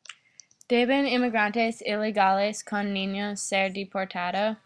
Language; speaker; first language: Spanish; non-native, learner; English